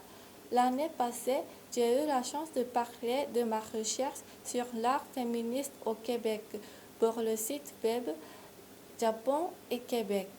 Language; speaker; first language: French; non-native, fluent; Japanese